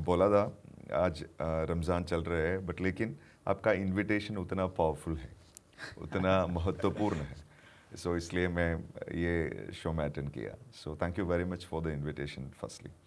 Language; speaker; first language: Hindi; non-native, local second language; Malayalam